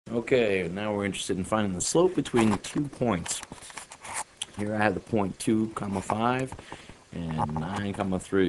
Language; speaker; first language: English; native; English